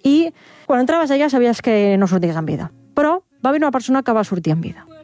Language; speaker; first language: Catalan; native; Catalan